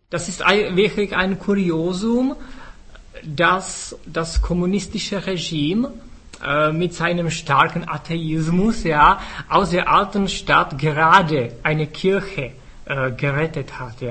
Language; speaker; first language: German; non-native, fluent; Czech